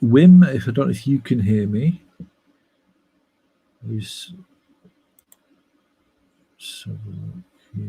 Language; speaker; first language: English; native; English